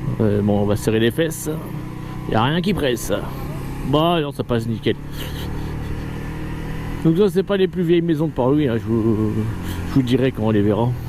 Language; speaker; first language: French; native; French